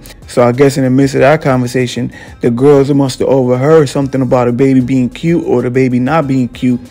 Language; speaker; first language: English; native; English